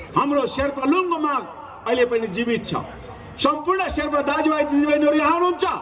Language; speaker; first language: Nepali; non-native, local second language; Sherpa